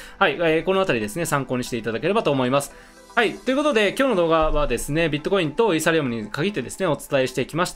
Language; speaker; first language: Japanese; native; Japanese